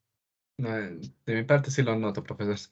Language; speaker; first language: Spanish; native; Spanish